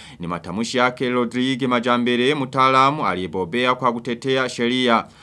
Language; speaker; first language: Swahili; non-native, local second language; Rundi